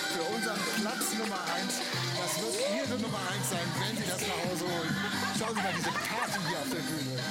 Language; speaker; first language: German; native; German